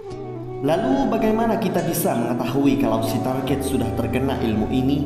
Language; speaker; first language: Indonesian; native; Indonesian